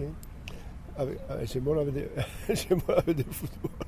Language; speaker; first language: French; non-native, learner; Slovak